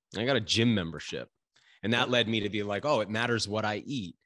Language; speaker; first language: English; native; English